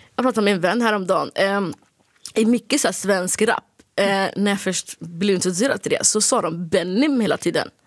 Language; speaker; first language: Swedish; early bilingual, other home language; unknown